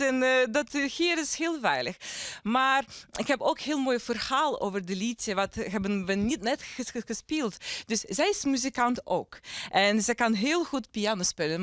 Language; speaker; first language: Dutch; non-native, learner; Ukrainian